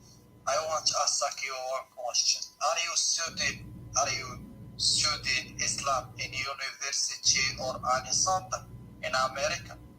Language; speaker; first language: English; non-native, learner; Arabic